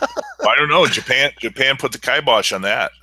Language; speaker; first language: English; native; English